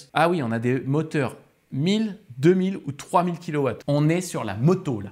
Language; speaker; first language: French; native; French